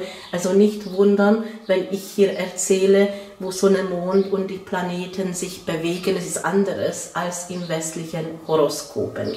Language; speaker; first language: German; non-native, fluent; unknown